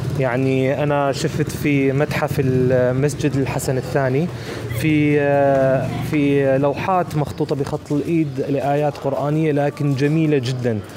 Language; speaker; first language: Arabic; native; Arabic